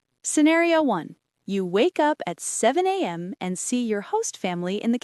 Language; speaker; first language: English; native; English